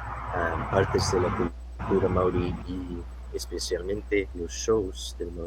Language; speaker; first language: Spanish; non-native, fluent; English